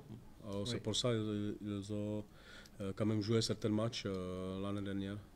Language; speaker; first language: French; non-native, fluent; Czech